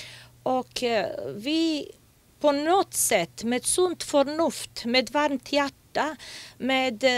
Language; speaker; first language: Swedish; non-native, fluent; Bosnian